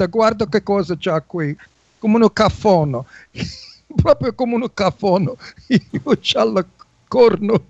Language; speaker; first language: Italian; early bilingual, heritage; English